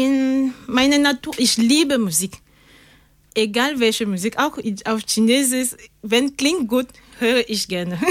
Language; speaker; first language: German; non-native, learner; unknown